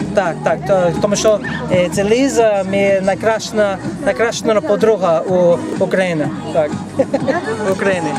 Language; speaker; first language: Ukrainian; non-native, learner; English